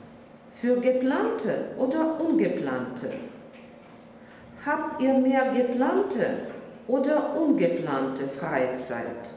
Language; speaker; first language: German; non-native, fluent; Russian